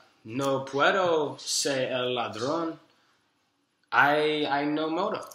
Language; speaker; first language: Spanish; non-native, learner; English